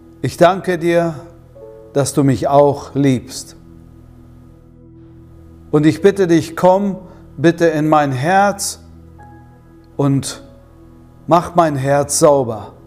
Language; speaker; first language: German; non-native, fluent; Russian